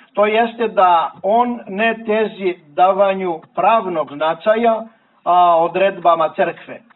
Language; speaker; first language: Serbian; non-native, fluent; Greek